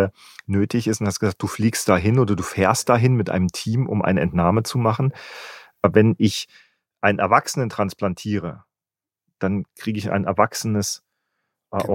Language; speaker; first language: German; native; German